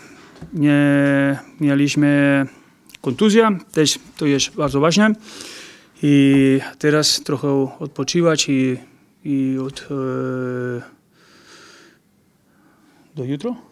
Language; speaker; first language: Polish; non-native, learner; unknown